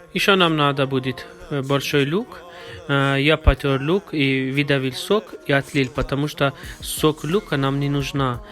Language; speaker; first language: Russian; non-native, fluent; Persian